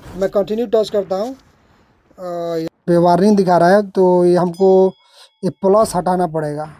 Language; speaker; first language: Hindi; native; Hindi